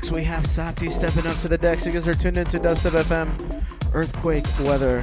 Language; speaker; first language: English; native; English